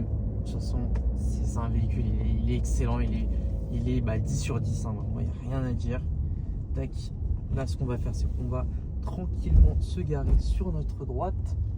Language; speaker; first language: French; native; French